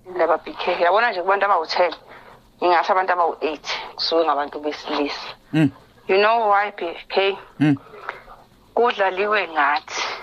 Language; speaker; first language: Zulu; native; Zulu